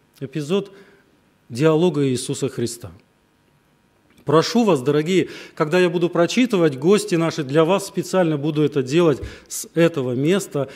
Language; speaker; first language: Russian; native; Russian